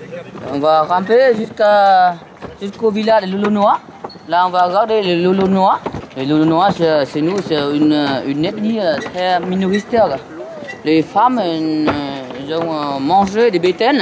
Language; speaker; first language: French; non-native, learner; Vietnamese